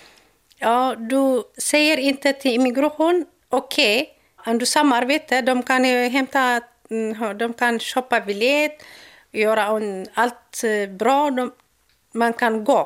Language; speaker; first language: Swedish; non-native, learner; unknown